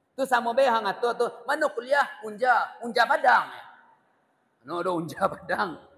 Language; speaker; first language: Malay; native; Malay